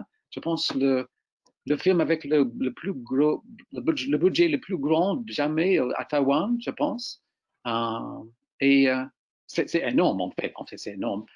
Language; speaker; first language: French; non-native, fluent; English